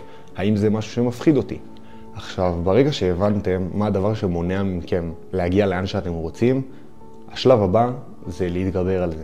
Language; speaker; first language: Hebrew; native; Hebrew